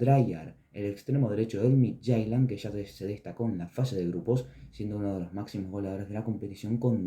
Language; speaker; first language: Spanish; native; Spanish